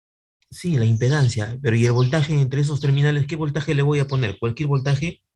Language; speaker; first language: Spanish; native; Spanish